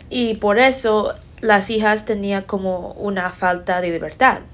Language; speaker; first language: Spanish; non-native, learner; English